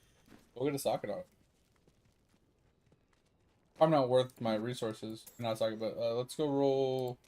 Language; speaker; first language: English; native; English